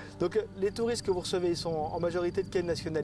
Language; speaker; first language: French; native; French